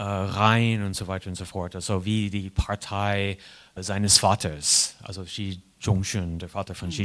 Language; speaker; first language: German; non-native, fluent; English